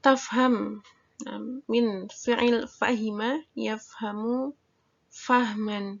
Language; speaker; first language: Arabic; non-native, fluent; Indonesian